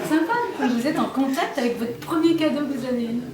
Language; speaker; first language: French; native; French